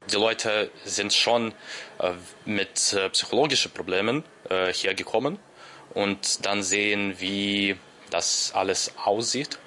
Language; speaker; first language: German; non-native, learner; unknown